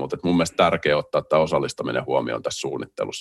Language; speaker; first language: Finnish; native; Finnish